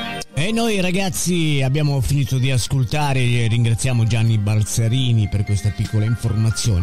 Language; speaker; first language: Italian; native; Italian